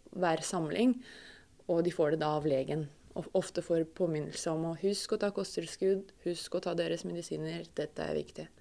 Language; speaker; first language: Norwegian; non-native, fluent; Russian